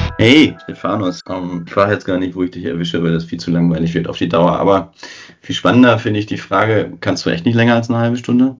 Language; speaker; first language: German; native; German